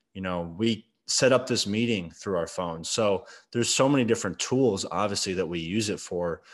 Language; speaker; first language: English; native; English